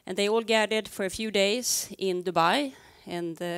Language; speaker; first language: English; non-native, fluent; Swedish